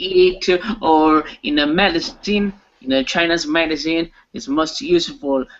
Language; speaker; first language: English; non-native, learner; Italian